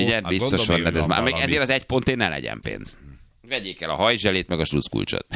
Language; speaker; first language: Hungarian; native; Hungarian